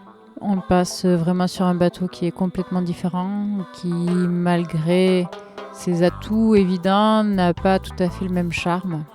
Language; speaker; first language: French; native; French